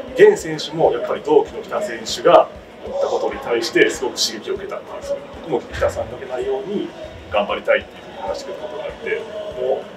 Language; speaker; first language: Japanese; native; Japanese